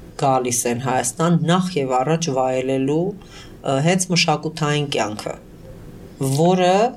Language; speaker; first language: Armenian; early bilingual, heritage; Armenian